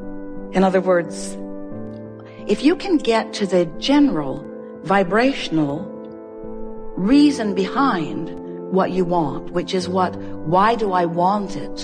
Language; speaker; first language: English; native; English